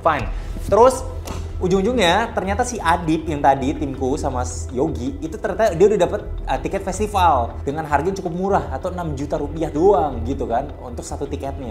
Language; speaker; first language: Indonesian; native; Indonesian